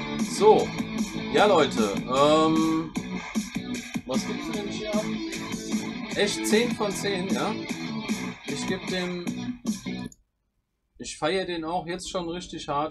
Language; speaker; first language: German; native; German